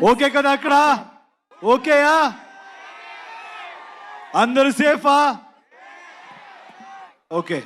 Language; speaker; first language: Telugu; non-native, learner; Kannada